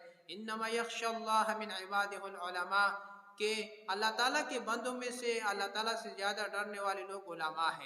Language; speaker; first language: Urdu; non-native, local second language; Pashto